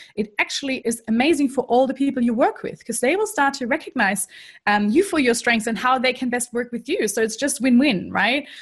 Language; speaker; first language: English; non-native, fluent; German